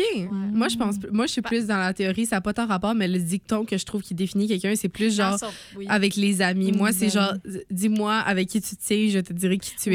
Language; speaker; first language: French; native; French